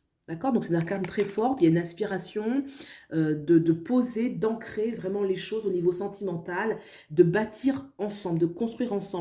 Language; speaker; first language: French; native; French